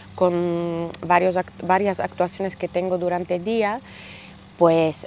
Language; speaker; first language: Spanish; non-native, fluent; Slovak